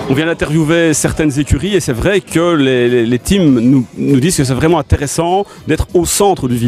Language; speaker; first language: French; native; French